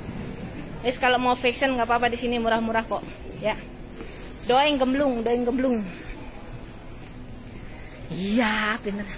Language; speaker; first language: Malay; non-native, local second language; Javanese